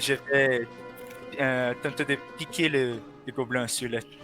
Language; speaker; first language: French; non-native, learner; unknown